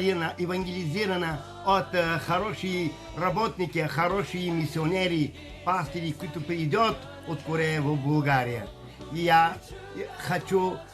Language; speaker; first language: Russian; non-native, learner; Bulgarian